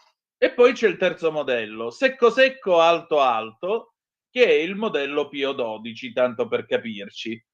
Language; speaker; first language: Italian; native; Italian